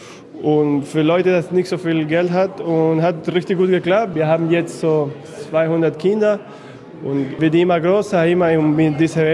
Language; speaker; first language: German; non-native, fluent; Spanish